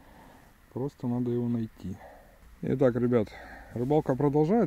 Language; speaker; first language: Russian; native; Russian